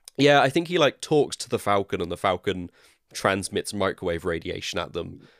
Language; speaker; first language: English; native; English